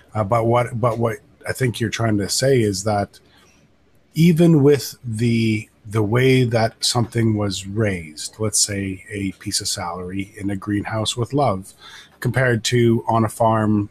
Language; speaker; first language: English; native; English